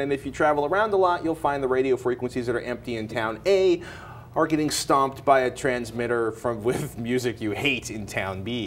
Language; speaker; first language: English; native; English